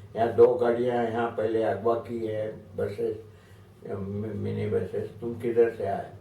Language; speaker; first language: Hindi; non-native, local second language; Marathi